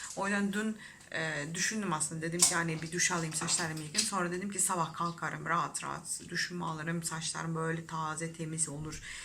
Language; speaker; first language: Turkish; non-native, fluent; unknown